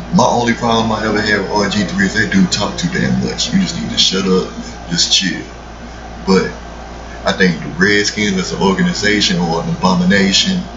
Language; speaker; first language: English; native; English